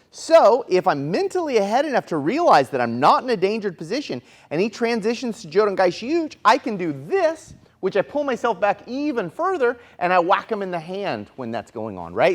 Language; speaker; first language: English; native; English